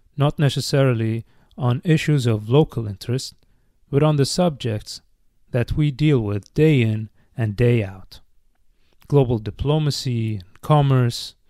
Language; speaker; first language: English; non-native, fluent; Arabic